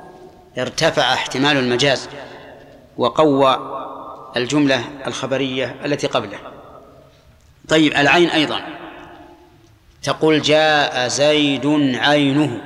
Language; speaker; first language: Arabic; native; Arabic